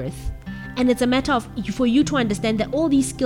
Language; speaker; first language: English; non-native, local second language; Southern Sotho